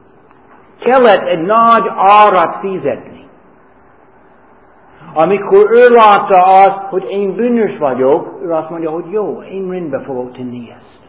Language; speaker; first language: Hungarian; non-native, fluent; English